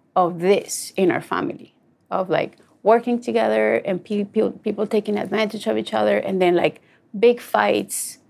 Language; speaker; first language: English; non-native, fluent; Spanish